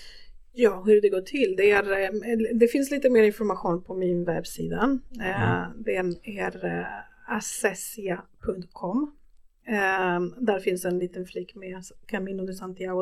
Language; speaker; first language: Swedish; non-native, fluent; Spanish